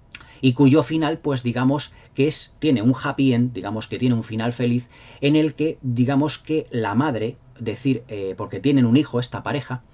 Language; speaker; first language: Spanish; native; Spanish